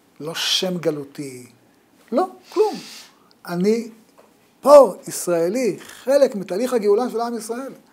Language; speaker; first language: Hebrew; native; Hebrew